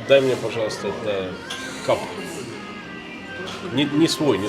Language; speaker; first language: Russian; native; Russian